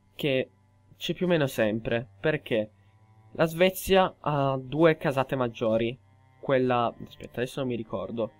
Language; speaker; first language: Italian; early bilingual, heritage; Italian